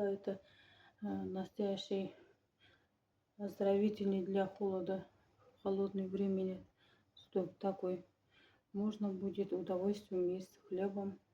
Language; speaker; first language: Russian; non-native, local second language; Kyrgyz